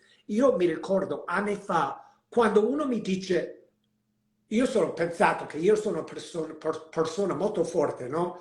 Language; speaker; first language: Italian; non-native, learner; English